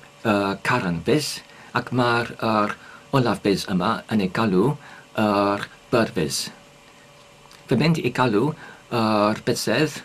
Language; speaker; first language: Welsh; non-native, learner; English